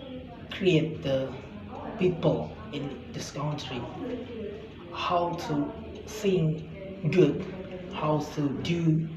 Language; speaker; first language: English; non-native, learner; Indonesian